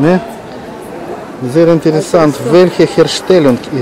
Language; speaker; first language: German; non-native, learner; Russian